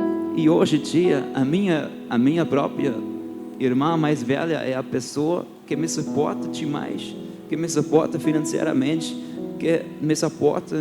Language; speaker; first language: Portuguese; early bilingual, heritage; Portuguese